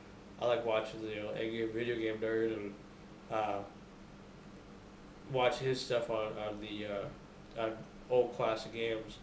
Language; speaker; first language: English; native; English